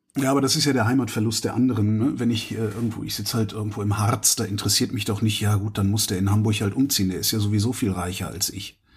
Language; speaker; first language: German; native; German